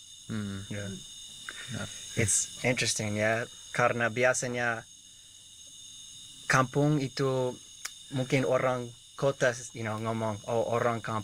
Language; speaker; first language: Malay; non-native, learner; English